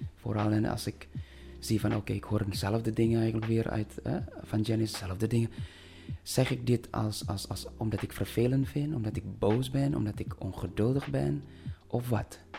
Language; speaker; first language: Dutch; non-native, fluent; Indonesian